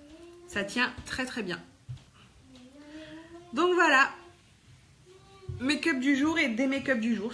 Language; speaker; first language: French; native; French